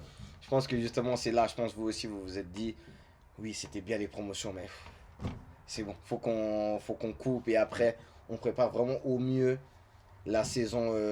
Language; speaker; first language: French; native; French